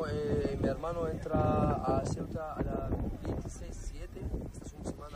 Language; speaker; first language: Spanish; non-native, learner; Arabic